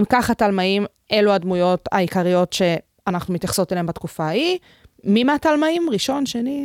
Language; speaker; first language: Hebrew; native; Hebrew